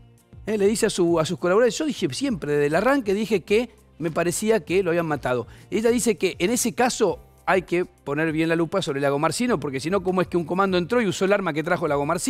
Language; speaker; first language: Spanish; native; Spanish